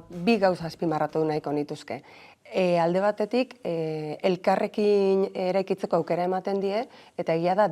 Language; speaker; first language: Basque; native; Basque